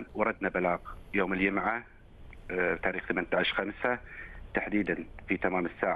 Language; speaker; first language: Arabic; native; Arabic